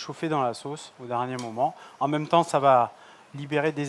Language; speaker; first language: French; native; French